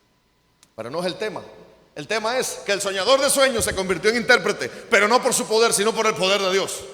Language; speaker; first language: Spanish; native; Spanish